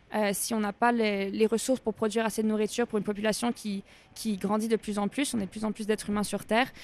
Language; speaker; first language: French; native; French